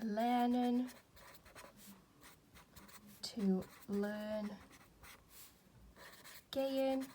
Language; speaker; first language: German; non-native, fluent; English